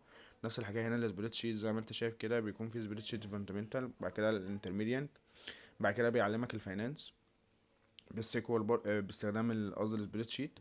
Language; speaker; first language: Arabic; native; Arabic